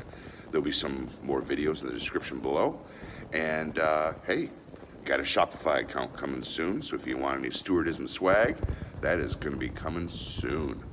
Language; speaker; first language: English; native; English